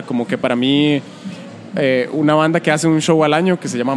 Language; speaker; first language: Spanish; native; Spanish